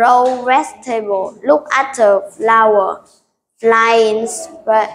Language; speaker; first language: English; non-native, learner; Vietnamese